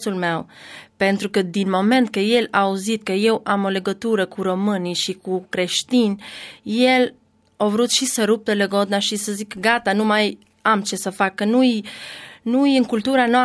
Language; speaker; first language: Romanian; non-native, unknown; Albanian